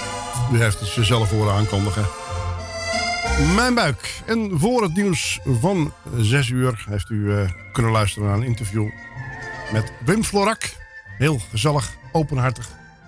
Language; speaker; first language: Dutch; native; Dutch